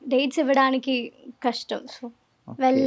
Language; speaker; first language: Telugu; non-native, learner; Malayalam